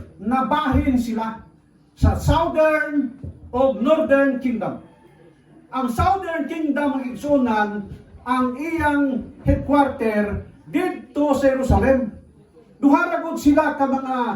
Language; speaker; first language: Cebuano; non-native, local second language; Hiligaynon